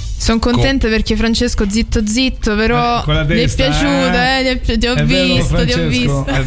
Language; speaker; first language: Italian; native; Italian